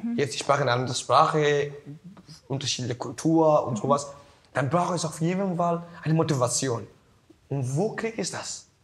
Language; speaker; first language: German; non-native, learner; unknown